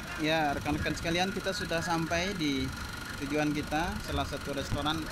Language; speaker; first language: Indonesian; non-native, local second language; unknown